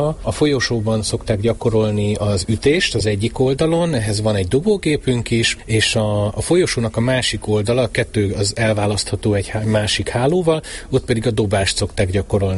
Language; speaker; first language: Hungarian; native; Hungarian